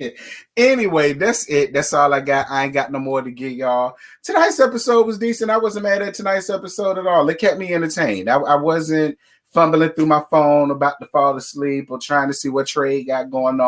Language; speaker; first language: English; native; English